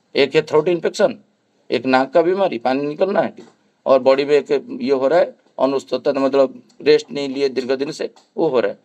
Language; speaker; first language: Hindi; non-native, local second language; Bangla